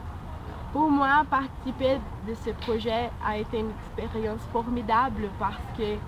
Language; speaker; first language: French; non-native, learner; Portuguese